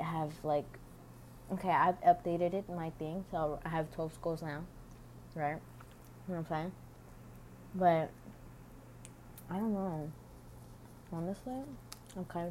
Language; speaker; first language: English; native; English